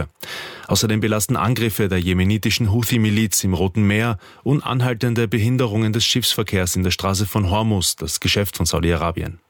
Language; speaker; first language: German; native; German